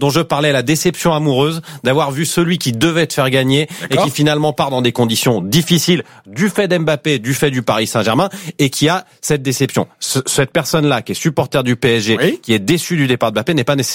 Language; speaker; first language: French; native; French